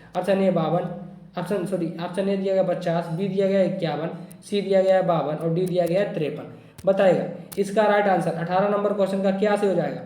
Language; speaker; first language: Hindi; native; Hindi